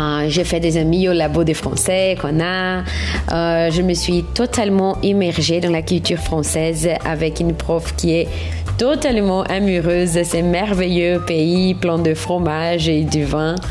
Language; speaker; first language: French; non-native, learner; Portuguese